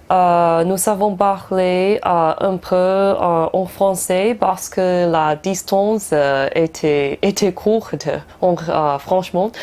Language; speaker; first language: French; non-native, fluent; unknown